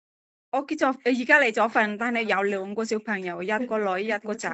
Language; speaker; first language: Cantonese; non-native, fluent; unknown